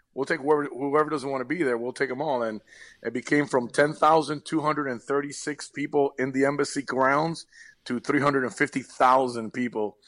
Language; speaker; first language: English; early bilingual, other home language; Spanish